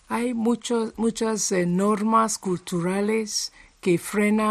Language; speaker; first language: Spanish; non-native, fluent; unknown